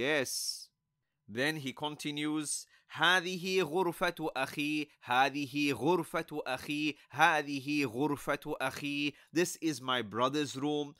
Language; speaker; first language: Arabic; non-native, fluent; English